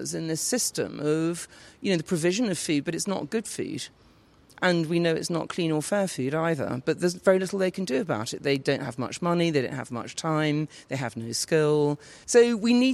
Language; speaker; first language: English; native; English